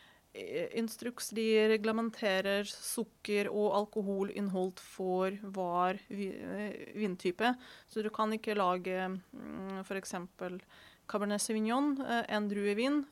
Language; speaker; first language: Norwegian; non-native, fluent; Ukrainian